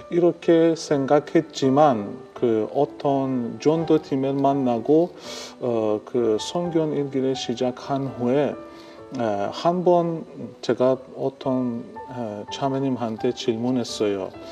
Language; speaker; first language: Korean; non-native, fluent; Persian